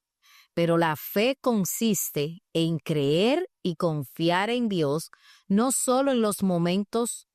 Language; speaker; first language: Spanish; native; Spanish